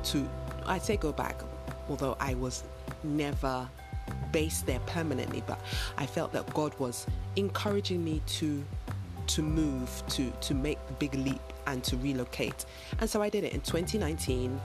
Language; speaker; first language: English; native; English